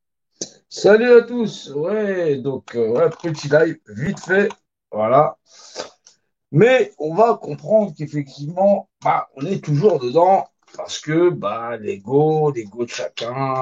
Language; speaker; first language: French; native; French